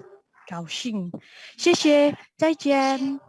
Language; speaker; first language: Chinese; non-native, learner; Indonesian